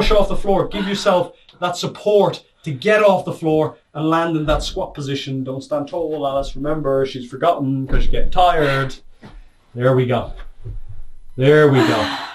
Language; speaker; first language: English; native; English